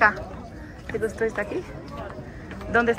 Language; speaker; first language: Portuguese; native; Portuguese